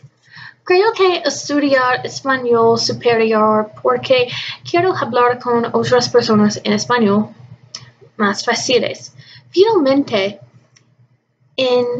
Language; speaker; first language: Spanish; non-native, learner; English